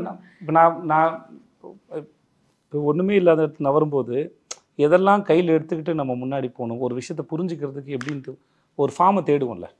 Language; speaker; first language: Tamil; native; Tamil